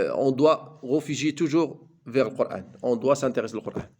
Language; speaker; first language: French; non-native, local second language; Arabic